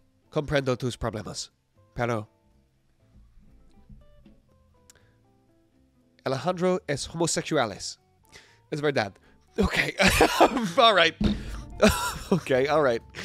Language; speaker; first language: Spanish; non-native, learner; English